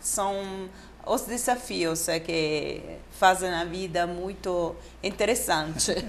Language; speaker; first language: Portuguese; non-native, fluent; Italian